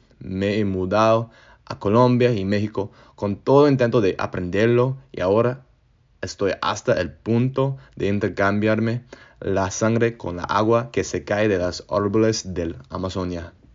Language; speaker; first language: Spanish; non-native, learner; English